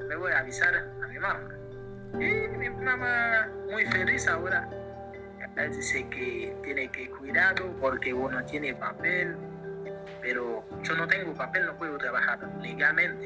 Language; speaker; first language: Spanish; non-native, learner; Haitian Creole